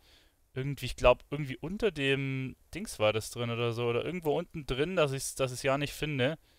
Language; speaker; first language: German; native; German